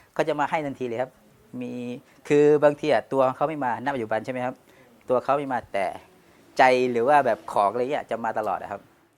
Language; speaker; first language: Thai; non-native, local second language; Pattani Malay